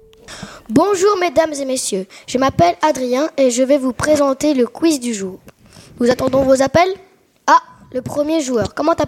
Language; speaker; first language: French; native; French